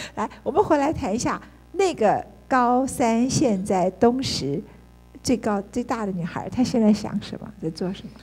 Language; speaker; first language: Chinese; native; Chinese